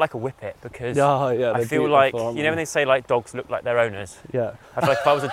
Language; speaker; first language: English; native; English